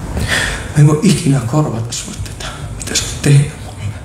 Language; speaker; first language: Finnish; native; Finnish